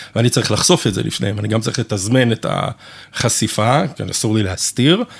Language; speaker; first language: Hebrew; non-native, fluent; English